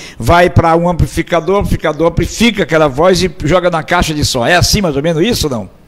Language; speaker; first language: Portuguese; native; Portuguese